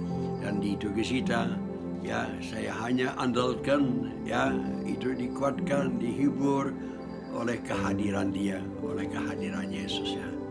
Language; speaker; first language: Indonesian; non-native, fluent; Dutch